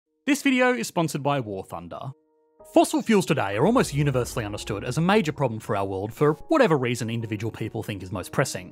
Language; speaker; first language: English; native; English